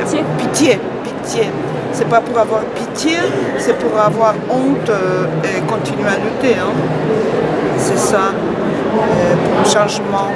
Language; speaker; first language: French; non-native, fluent; Spanish